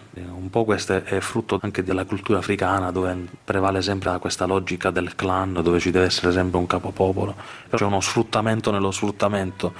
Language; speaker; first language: Italian; native; Italian